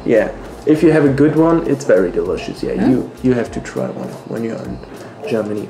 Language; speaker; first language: English; non-native, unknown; German